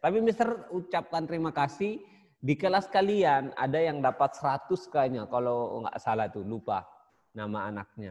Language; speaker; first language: Indonesian; native; Indonesian